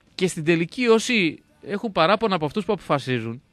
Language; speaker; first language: Greek; native; Greek